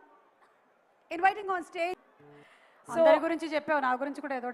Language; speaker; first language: Telugu; native; Telugu